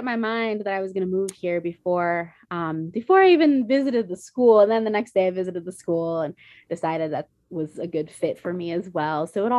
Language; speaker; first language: English; native; English